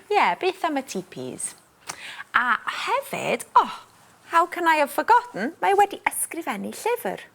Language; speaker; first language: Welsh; native; Welsh